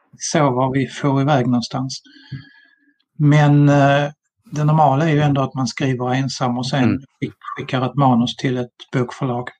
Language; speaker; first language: Swedish; native; Swedish